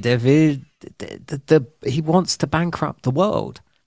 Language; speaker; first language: English; native; English